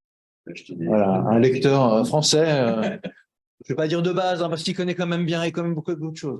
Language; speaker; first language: French; native; French